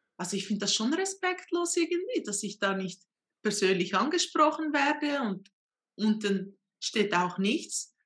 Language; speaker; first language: German; non-native, fluent; Portuguese